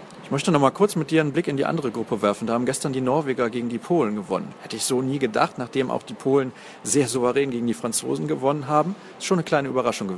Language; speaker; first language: German; native; German